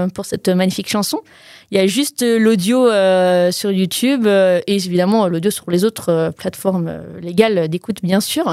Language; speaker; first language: French; native; French